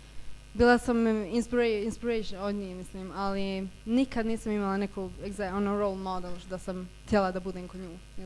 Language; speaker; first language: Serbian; early bilingual, heritage; Bosnian